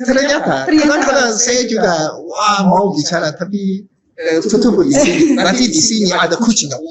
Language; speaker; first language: Indonesian; non-native, learner; Japanese